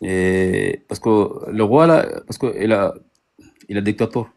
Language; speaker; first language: French; non-native, learner; Arabic